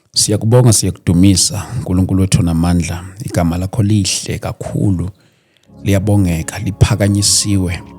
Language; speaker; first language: Zulu; native; Zulu